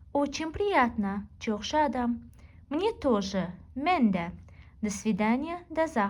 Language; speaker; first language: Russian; non-native, local second language; Azerbaijani